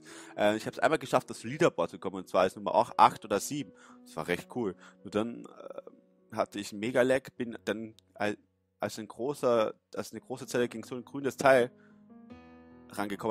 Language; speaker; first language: German; native; German